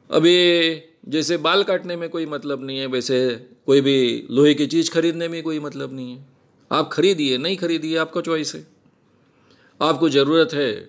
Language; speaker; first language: Hindi; native; Hindi